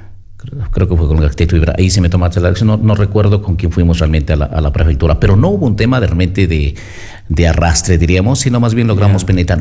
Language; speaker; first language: Spanish; native; Spanish